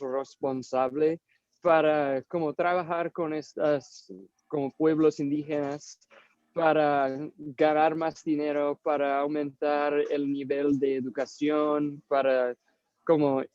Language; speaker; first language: Spanish; non-native, fluent; English